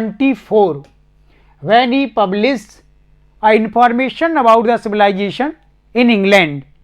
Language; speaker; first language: English; non-native, local second language; Hindi